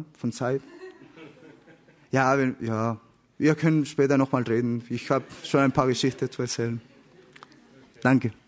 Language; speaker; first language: German; non-native, learner; Spanish